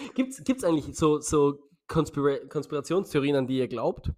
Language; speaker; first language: German; native; German